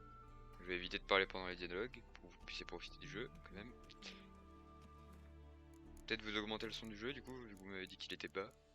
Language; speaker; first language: French; native; French